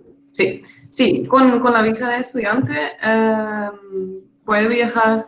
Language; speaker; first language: Spanish; non-native, fluent; Dutch